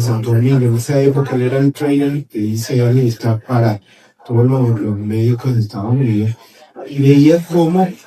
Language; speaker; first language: Spanish; native; Spanish